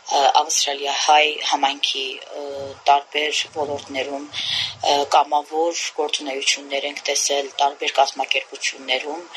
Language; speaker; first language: Armenian; early bilingual, heritage; Armenian